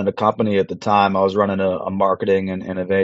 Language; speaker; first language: English; native; English